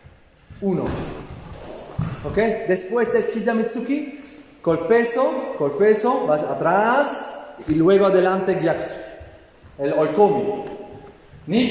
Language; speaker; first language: Spanish; non-native, fluent; Italian